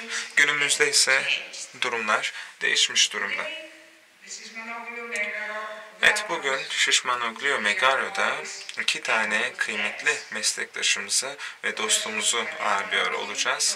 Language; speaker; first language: Turkish; native; Turkish